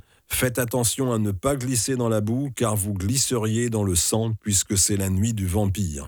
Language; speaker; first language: French; native; French